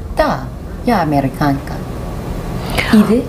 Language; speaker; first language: Russian; non-native, learner; English